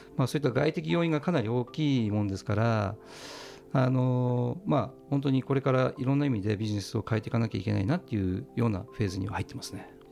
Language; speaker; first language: Japanese; native; Japanese